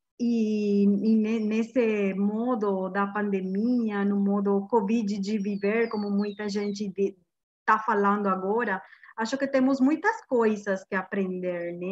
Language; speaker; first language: Portuguese; non-native, fluent; Guarani